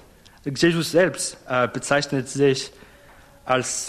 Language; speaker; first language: German; non-native, fluent; English